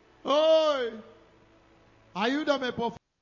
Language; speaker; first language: Spanish; non-native, learner; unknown